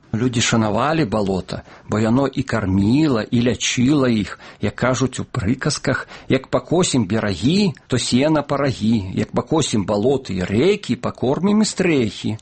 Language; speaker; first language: Belarusian; native; Belarusian